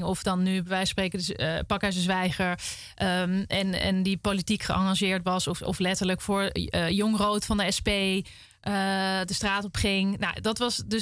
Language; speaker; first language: Dutch; native; Dutch